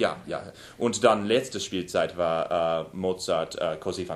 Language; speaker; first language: German; non-native, learner; English